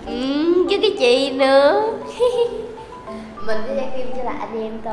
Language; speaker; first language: Vietnamese; native; Vietnamese